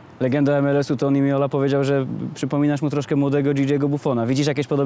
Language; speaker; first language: Polish; native; Polish